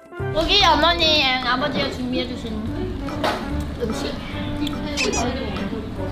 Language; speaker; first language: Korean; non-native, fluent; Chinese